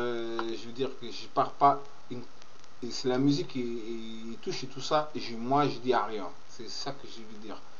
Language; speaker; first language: French; non-native, learner; Portuguese